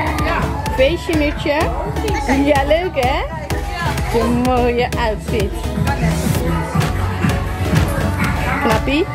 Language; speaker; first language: Dutch; native; Dutch